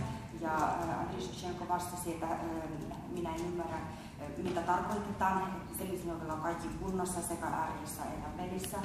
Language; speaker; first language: Finnish; non-native, fluent; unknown